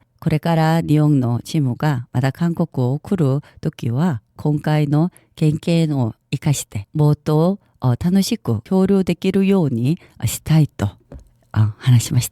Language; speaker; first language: Japanese; non-native, learner; Korean